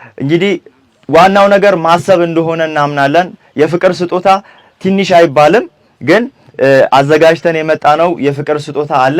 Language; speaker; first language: Amharic; non-native, local second language; Wolaytta